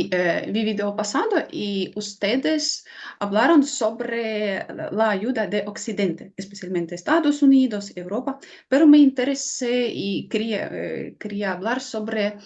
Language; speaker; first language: Spanish; non-native, fluent; Ukrainian